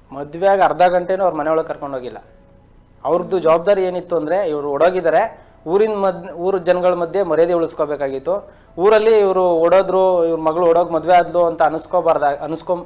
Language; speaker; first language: Kannada; native; Kannada